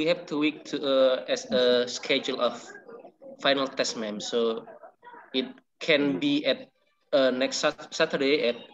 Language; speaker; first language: English; non-native, learner; Indonesian